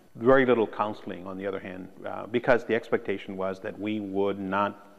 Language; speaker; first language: English; early bilingual, other home language; Spanish